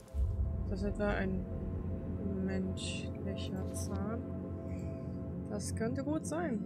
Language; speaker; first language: German; native; German